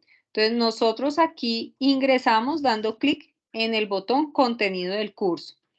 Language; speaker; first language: Spanish; native; Spanish